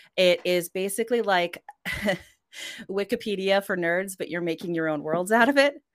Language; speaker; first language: English; non-native, fluent; Norwegian